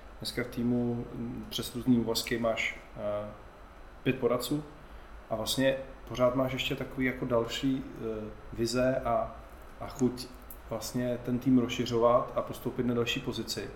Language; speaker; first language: Czech; native; Czech